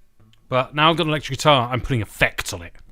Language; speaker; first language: English; native; English